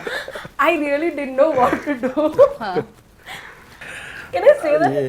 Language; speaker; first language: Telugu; non-native, learner; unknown